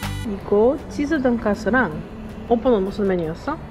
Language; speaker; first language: Korean; non-native, fluent; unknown